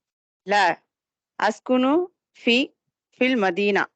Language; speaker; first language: Arabic; non-native, learner; Tamil